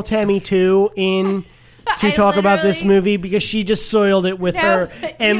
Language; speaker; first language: English; native; English